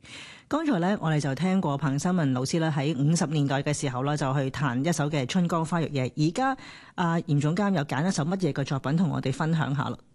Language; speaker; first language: Chinese; non-native, local second language; Cantonese